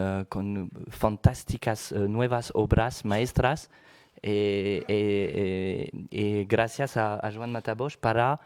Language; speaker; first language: Spanish; non-native, fluent; French